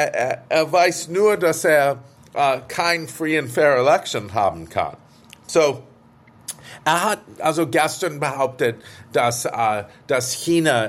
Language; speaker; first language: German; non-native, fluent; English